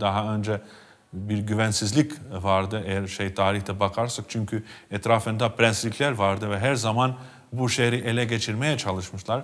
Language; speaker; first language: Turkish; non-native, fluent; Albanian